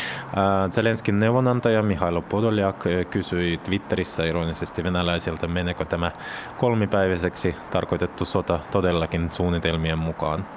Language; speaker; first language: Finnish; non-native, fluent; Russian